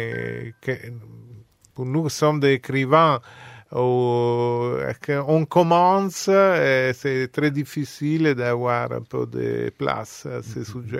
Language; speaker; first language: French; non-native, fluent; Italian